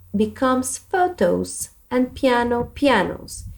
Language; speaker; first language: English; non-native, fluent; Albanian